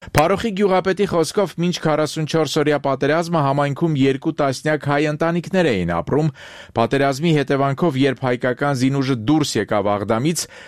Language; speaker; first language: Armenian; native; Armenian